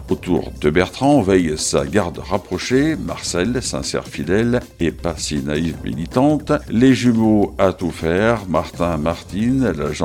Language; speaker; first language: French; native; French